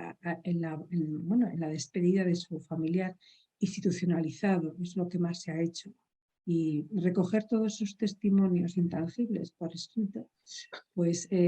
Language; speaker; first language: Spanish; native; Spanish